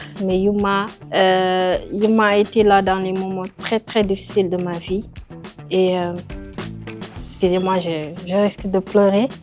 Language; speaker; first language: French; non-native, local second language; Wolof